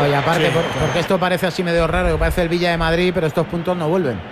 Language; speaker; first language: Spanish; native; Spanish